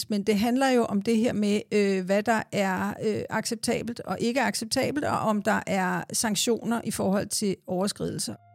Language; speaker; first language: Danish; native; Danish